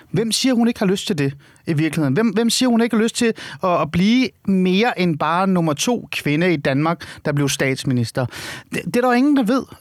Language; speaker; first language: Danish; early bilingual, other home language; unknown